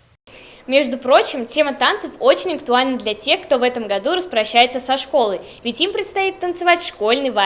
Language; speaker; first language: Russian; native; Russian